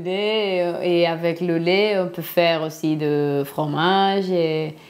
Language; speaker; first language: French; non-native, learner; Spanish